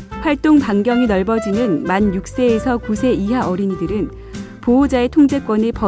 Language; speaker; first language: Korean; native; Korean